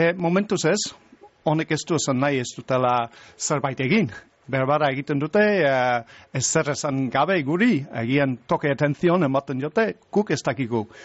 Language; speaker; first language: Basque; non-native, fluent; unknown